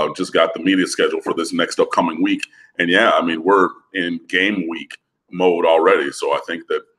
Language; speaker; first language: English; native; English